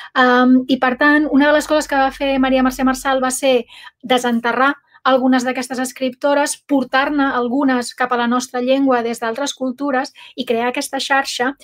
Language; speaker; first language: Catalan; non-native, local second language; Spanish